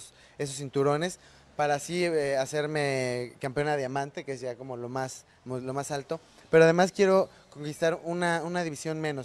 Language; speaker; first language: Spanish; native; Spanish